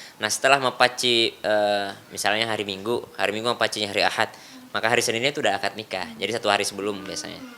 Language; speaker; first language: Indonesian; native; Indonesian